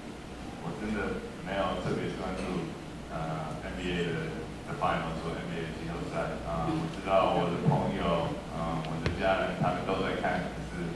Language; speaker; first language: Chinese; early bilingual, heritage; English